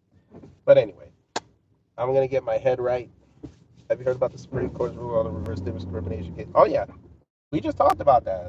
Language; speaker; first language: English; native; English